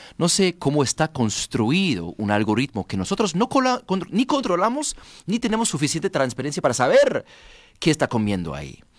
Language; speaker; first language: Spanish; non-native, fluent; English